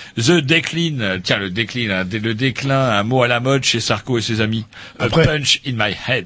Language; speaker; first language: French; native; French